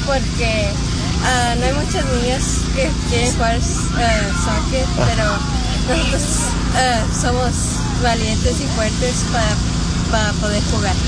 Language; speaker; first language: Spanish; early bilingual, other home language; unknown